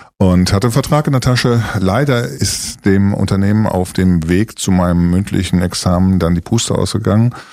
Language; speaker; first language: German; native; German